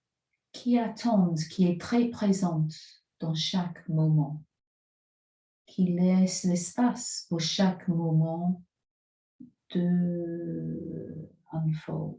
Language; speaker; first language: French; non-native, fluent; English